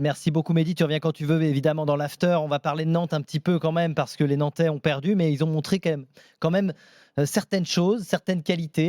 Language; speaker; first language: French; native; French